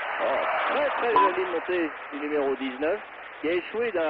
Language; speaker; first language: French; native; French